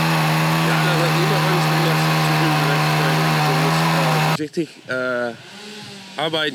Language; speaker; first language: German; non-native, learner; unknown